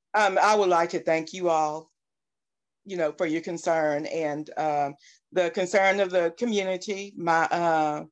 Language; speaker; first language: English; native; English